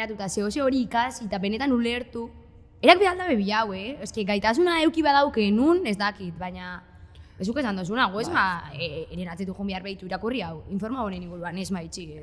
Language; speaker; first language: Basque; native; Basque